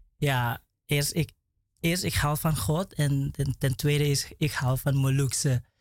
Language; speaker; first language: Dutch; non-native, learner; Indonesian